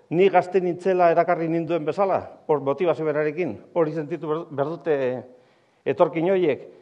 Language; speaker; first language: Basque; non-native, local second language; Spanish